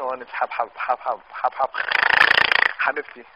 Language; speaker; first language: Arabic; native; Arabic